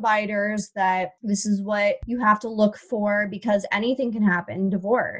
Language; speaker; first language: English; native; English